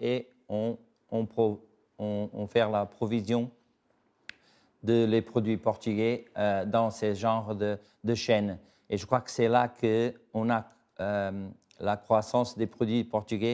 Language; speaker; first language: French; non-native, fluent; Portuguese